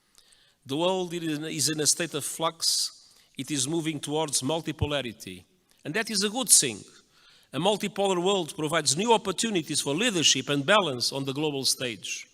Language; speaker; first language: English; non-native, fluent; Portuguese